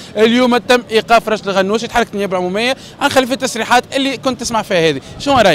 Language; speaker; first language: Arabic; native; Arabic